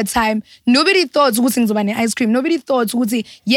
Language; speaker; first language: English; non-native, local second language; Zulu